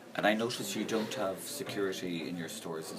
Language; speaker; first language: English; non-native, learner; Russian